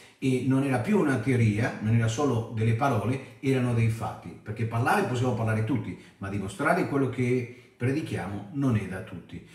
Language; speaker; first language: Italian; non-native, fluent; Spanish